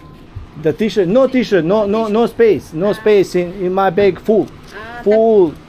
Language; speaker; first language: English; non-native, learner; Serbian